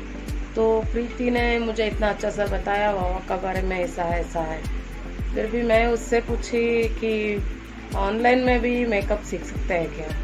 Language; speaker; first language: Hindi; non-native, local second language; Kannada